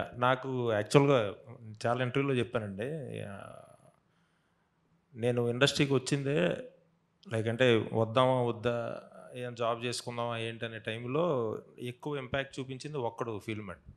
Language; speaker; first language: Telugu; native; Telugu